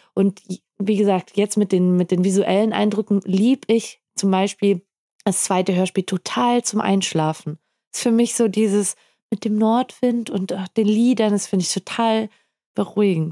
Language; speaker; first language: German; native; German